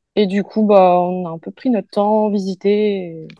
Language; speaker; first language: French; native; French